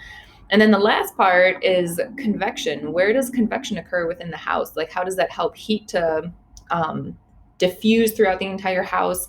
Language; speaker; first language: English; native; English